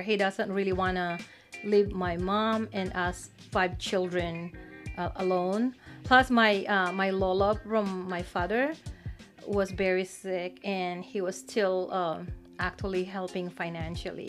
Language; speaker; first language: English; non-native, local second language; Pampanga